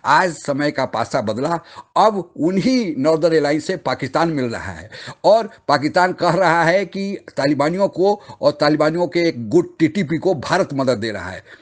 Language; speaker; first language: Hindi; native; Hindi